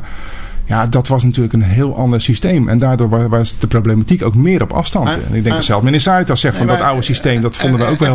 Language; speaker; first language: Dutch; native; Dutch